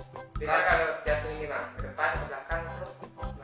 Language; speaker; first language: Indonesian; non-native, local second language; Minangkabau